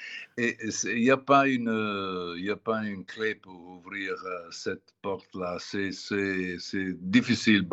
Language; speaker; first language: French; non-native, fluent; Italian